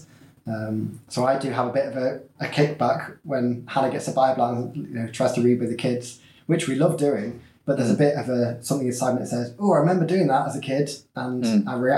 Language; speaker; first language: English; native; English